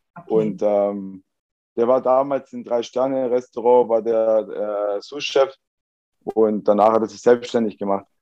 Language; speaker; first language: German; early bilingual, other home language; Italian